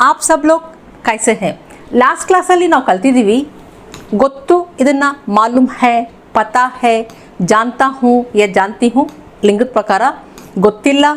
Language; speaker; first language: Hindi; non-native, local second language; Kannada